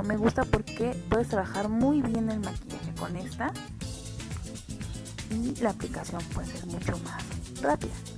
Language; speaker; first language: Spanish; native; Spanish